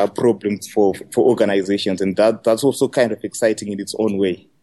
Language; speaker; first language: English; non-native, local second language; Shona